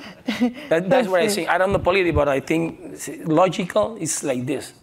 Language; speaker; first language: English; non-native, learner; Spanish